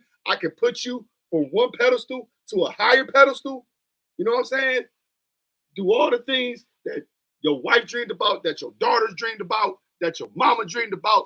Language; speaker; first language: English; native; English